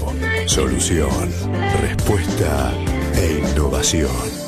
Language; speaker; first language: Spanish; native; Spanish